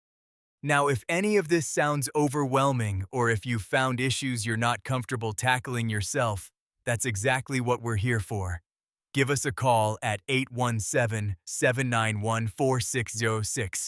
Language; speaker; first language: English; native; English